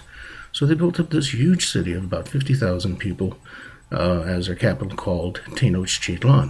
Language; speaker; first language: English; native; English